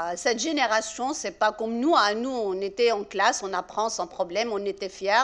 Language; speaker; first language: French; non-native, local second language; Arabic